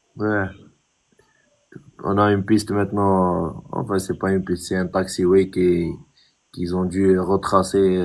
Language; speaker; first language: French; non-native, local second language; Arabic